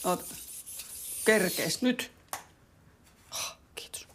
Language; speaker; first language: Finnish; native; Finnish